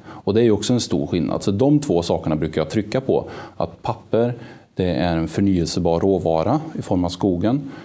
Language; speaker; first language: Swedish; native; Swedish